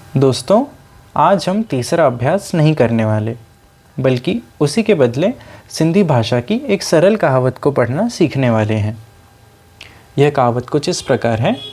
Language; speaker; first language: Hindi; non-native, local second language; Sindhi